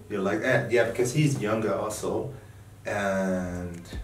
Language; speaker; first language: English; non-native, fluent; Portuguese